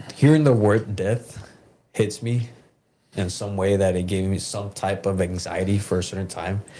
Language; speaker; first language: English; early bilingual, other home language; Spanish